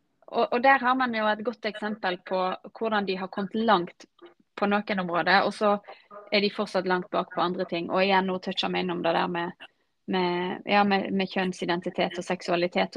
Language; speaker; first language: Norwegian; native; Norwegian